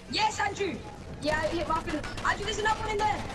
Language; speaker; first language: English; native; English